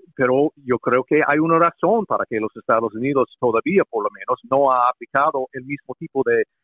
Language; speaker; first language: Spanish; non-native, fluent; English